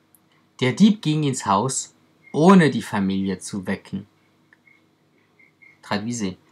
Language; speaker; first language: German; non-native, fluent; French